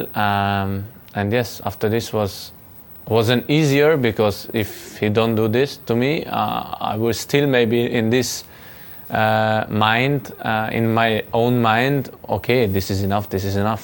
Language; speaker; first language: English; non-native, fluent; Hungarian